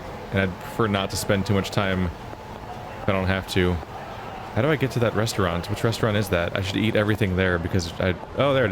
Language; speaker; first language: English; native; English